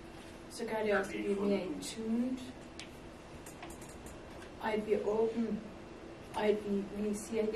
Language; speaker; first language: Danish; native; Danish